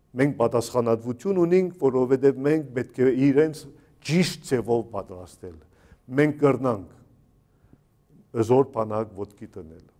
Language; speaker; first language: Armenian; native; Armenian